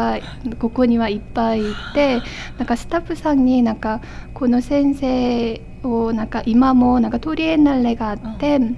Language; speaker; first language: Japanese; non-native, fluent; Korean